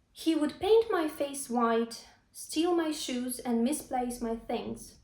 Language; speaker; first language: English; non-native, fluent; Ukrainian